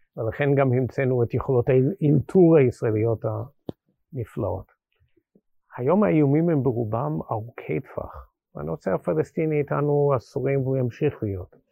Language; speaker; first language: Hebrew; non-native, fluent; English